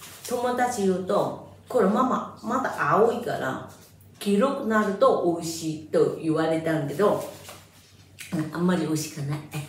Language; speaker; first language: Japanese; non-native, fluent; Chinese